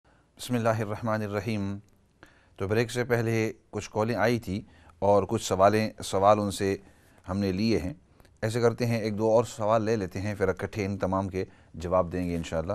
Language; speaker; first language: Urdu; native; Urdu